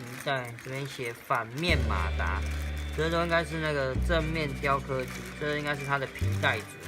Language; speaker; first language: Chinese; native; Chinese